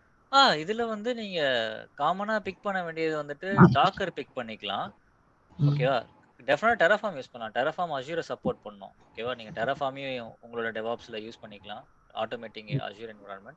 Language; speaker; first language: Tamil; native; Tamil